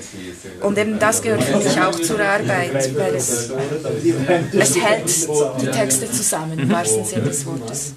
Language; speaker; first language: German; non-native, fluent; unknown